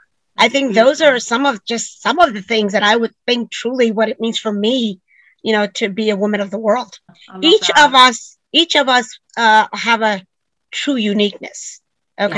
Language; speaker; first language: English; native; English